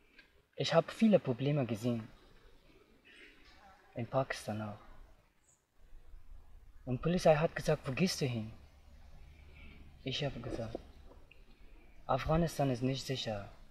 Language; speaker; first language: German; non-native, learner; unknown